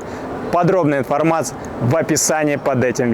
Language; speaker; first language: Russian; native; Russian